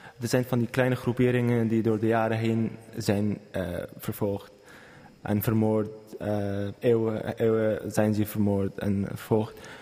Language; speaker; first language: Dutch; non-native, fluent; Kurdish